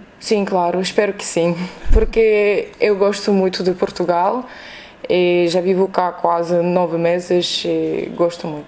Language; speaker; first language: Portuguese; non-native, fluent; Russian